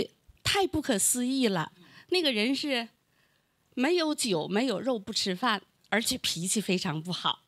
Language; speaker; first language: Chinese; native; Chinese